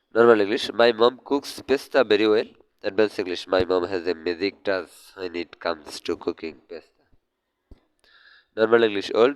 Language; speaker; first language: English; non-native, learner; Bangla